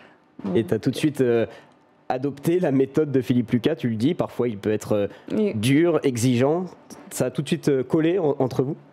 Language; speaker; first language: French; native; French